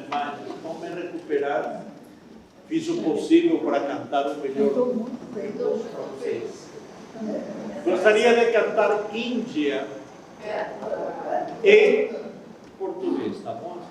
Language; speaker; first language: Portuguese; non-native, fluent; Spanish